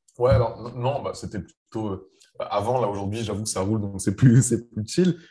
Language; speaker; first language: French; early bilingual, other home language; Arabic